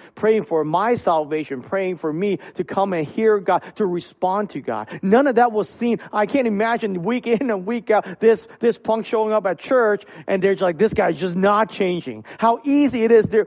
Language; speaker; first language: English; non-native, local second language; Cantonese